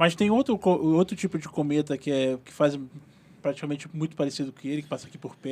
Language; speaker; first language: Portuguese; native; Portuguese